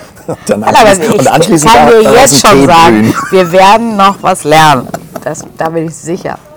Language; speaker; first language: German; native; German